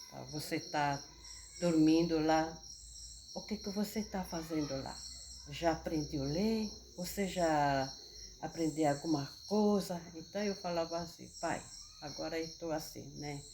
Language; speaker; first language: Portuguese; non-native, local second language; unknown